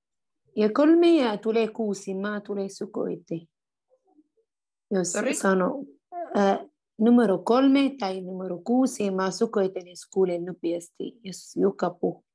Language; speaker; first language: Finnish; non-native, learner; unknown